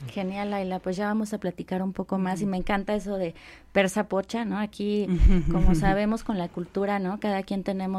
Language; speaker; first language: Spanish; native; Spanish